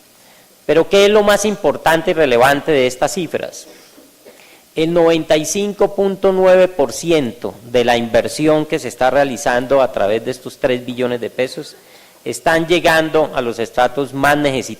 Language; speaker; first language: Spanish; native; Spanish